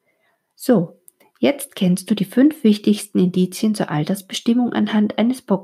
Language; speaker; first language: German; native; German